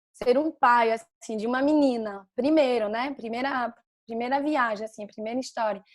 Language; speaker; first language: Portuguese; non-native, fluent; French